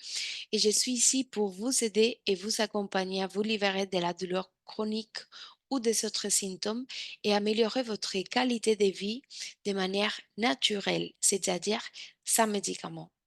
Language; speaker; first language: French; non-native, fluent; Spanish